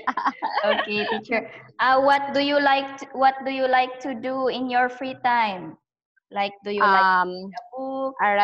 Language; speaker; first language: English; non-native, learner; Thai